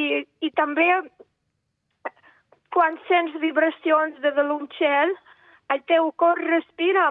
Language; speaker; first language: Catalan; non-native, fluent; Russian